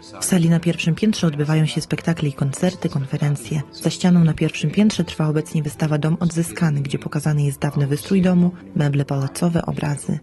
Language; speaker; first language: Polish; native; Polish